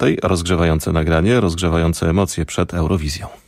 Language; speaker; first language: Polish; native; Polish